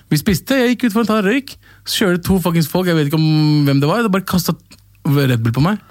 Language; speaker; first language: Norwegian; early bilingual, other home language; Somali